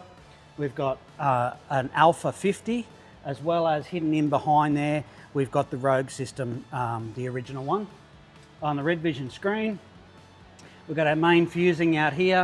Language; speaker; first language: English; native; English